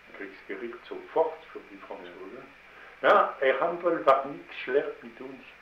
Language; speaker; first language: German; non-native, learner; French